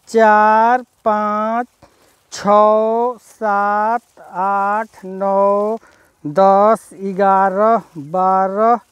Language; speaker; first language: Hindi; native; Hindi